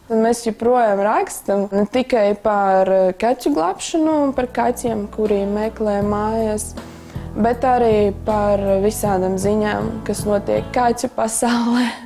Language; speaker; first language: Latvian; non-native, local second language; Russian